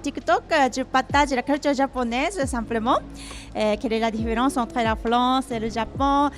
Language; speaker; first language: French; non-native, learner; Japanese